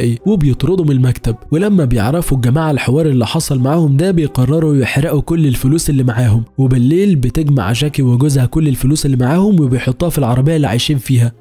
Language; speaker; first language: Arabic; native; Arabic